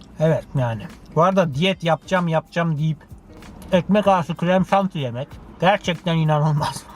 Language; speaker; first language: Turkish; early bilingual, heritage; Turkish